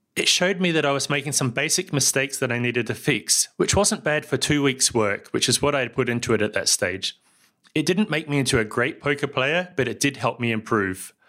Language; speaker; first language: English; native; English